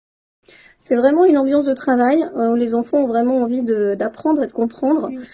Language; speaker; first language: French; native; French